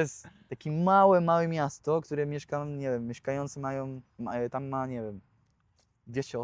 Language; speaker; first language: Polish; non-native, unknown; Spanish